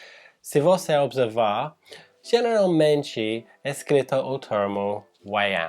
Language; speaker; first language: Portuguese; non-native, fluent; English